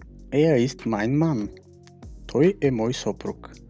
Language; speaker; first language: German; non-native, fluent; Macedonian